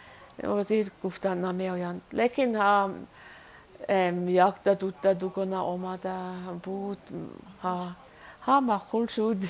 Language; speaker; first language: Persian; non-native, learner; Swiss German